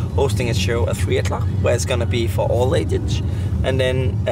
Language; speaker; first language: English; non-native, fluent; Danish